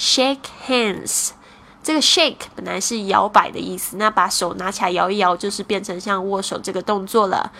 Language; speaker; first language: Chinese; native; Chinese